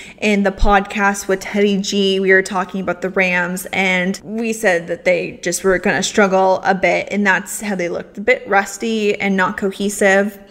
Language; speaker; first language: English; native; English